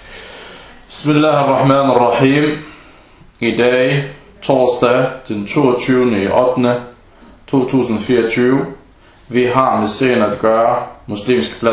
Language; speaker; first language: Danish; non-native, fluent; Arabic